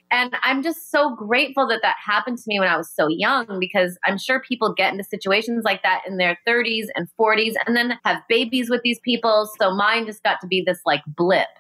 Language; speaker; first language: English; native; English